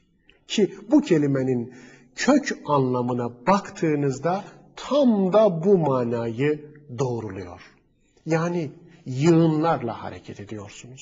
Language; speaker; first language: Turkish; native; Turkish